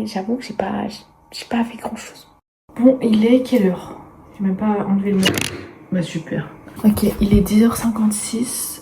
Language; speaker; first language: French; native; French